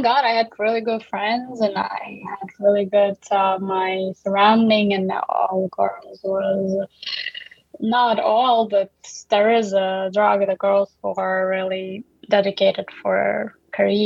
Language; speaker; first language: English; non-native, fluent; Uzbek